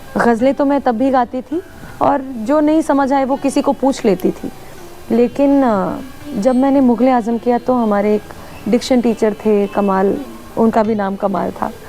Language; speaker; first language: Hindi; native; Hindi